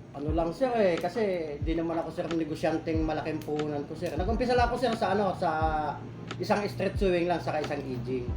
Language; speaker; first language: Filipino; non-native, local second language; Bikol